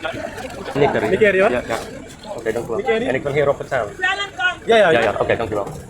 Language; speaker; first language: Dutch; non-native, learner; English